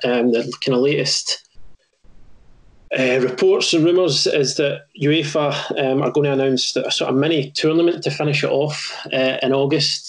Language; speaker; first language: English; native; English